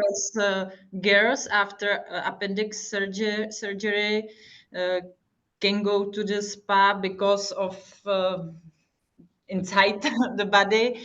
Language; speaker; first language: English; non-native, fluent; Hungarian